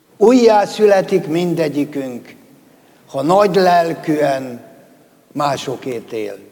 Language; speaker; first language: Hungarian; native; Hungarian